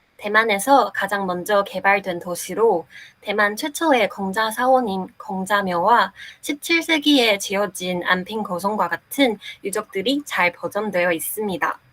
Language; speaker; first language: Korean; non-native, fluent; Chinese